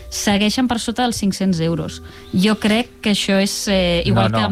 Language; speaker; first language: Catalan; native; Catalan